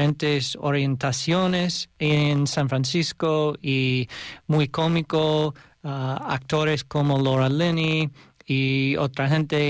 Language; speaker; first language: Spanish; non-native, learner; English